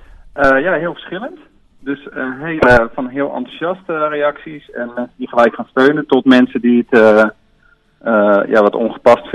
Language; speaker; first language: Dutch; native; Dutch